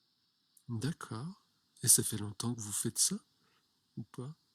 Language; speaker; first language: French; native; French